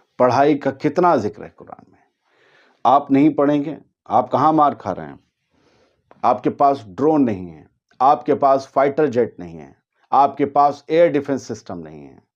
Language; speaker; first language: Urdu; native; Urdu